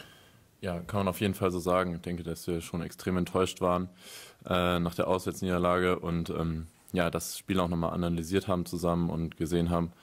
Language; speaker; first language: German; native; German